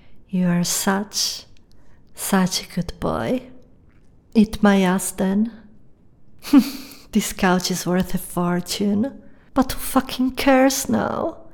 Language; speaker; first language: English; non-native, fluent; Italian